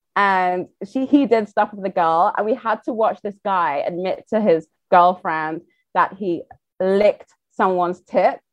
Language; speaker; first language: English; native; English